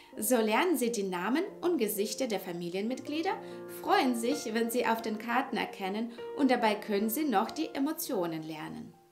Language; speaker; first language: German; non-native, fluent; Russian